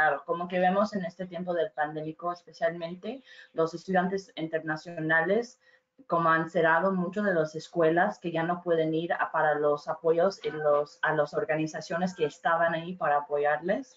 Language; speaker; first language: Spanish; non-native, fluent; English